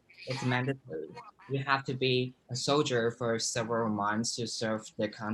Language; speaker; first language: English; non-native, fluent; Chinese